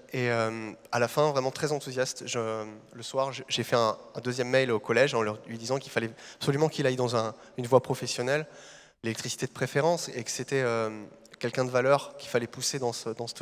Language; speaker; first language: French; native; French